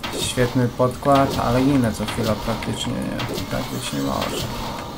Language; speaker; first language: Polish; native; Polish